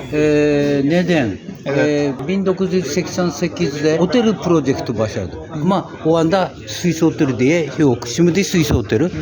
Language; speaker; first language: Turkish; non-native, learner; Japanese